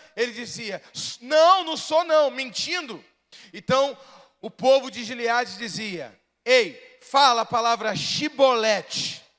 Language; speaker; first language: Portuguese; native; Portuguese